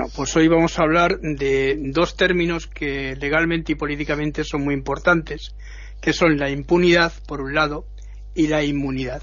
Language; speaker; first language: Spanish; native; Spanish